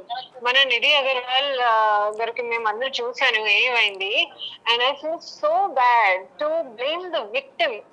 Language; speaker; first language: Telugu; non-native, learner; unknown